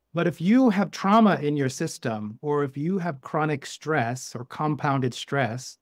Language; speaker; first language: English; native; English